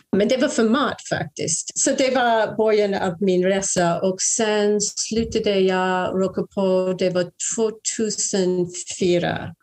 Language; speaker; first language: Swedish; non-native, fluent; English